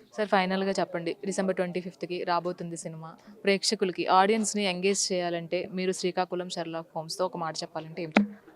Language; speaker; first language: Telugu; native; Telugu